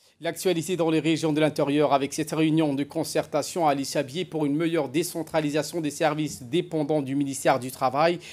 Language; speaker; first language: French; non-native, local second language; Somali